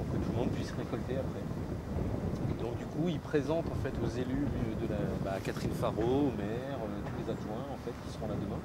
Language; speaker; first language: French; native; French